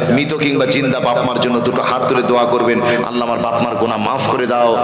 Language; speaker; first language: Bangla; native; Bangla